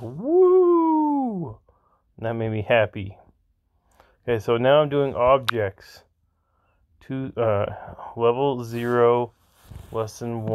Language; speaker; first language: English; native; English